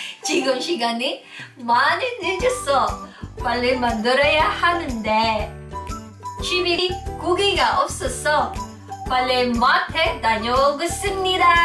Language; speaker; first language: Korean; non-native, fluent; Cebuano